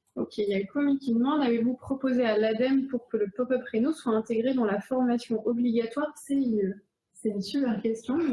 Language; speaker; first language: French; native; French